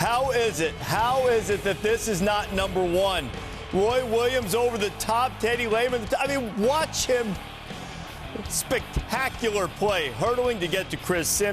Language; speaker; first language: English; native; English